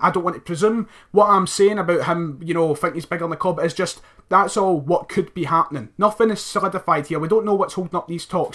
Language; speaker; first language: English; native; English